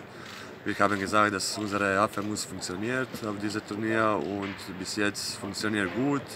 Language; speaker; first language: German; non-native, fluent; Croatian